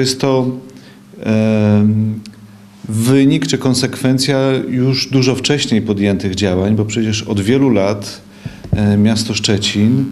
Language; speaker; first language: Polish; native; Polish